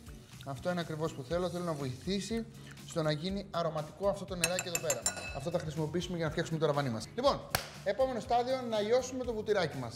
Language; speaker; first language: Greek; native; Greek